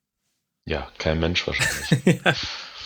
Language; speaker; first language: German; native; German